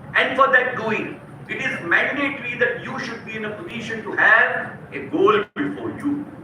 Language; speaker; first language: English; non-native, local second language; Hindi